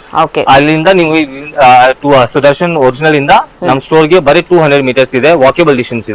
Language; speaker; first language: Kannada; non-native, local second language; Telugu